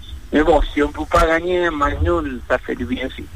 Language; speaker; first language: French; non-native, fluent; Spanish